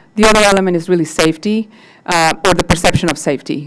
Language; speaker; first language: English; non-native, fluent; Spanish